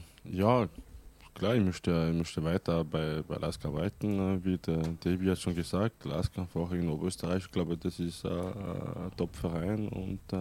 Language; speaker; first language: German; non-native, fluent; French